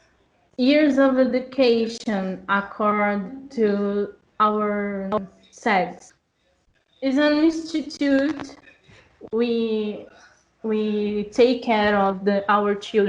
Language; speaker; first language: English; non-native, learner; Portuguese